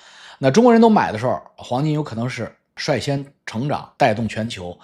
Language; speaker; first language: Chinese; native; Chinese